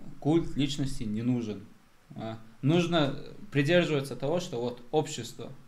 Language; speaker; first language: Russian; non-native, local second language; Chechen